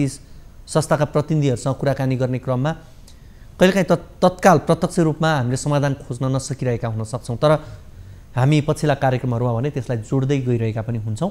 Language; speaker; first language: Nepali; native; Nepali